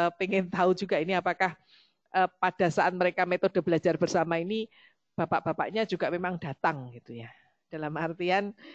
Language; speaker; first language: Indonesian; native; Indonesian